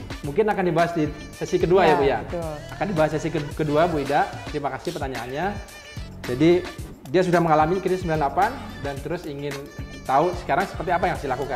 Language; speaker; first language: Indonesian; native; Indonesian